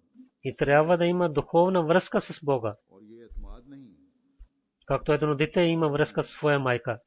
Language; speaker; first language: Bulgarian; non-native, fluent; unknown